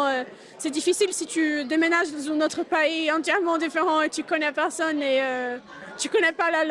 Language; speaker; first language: French; non-native, learner; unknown